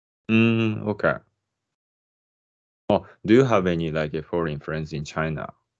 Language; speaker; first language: English; non-native, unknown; Japanese